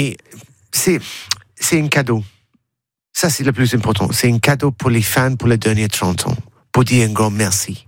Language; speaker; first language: French; non-native, learner; English